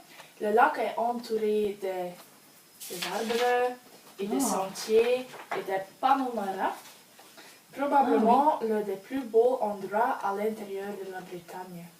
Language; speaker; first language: French; non-native, learner; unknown